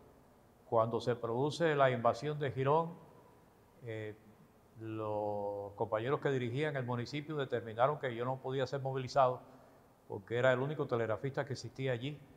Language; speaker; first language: Spanish; native; Spanish